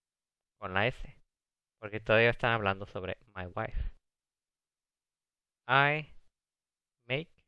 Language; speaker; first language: Spanish; early bilingual, other home language; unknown